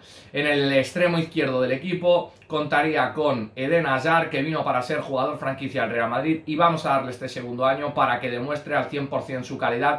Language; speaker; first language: Spanish; native; Spanish